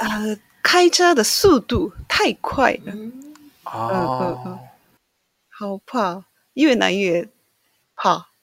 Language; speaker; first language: Chinese; non-native, learner; Japanese